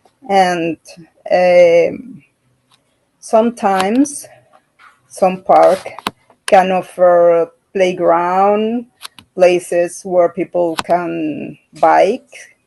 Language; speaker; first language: English; non-native, learner; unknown